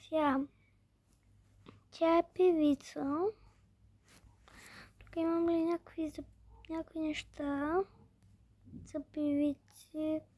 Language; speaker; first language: Bulgarian; early bilingual, heritage; Bulgarian